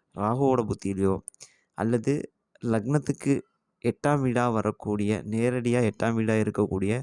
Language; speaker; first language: Tamil; native; Tamil